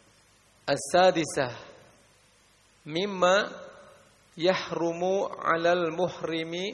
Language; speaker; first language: Arabic; non-native, learner; Indonesian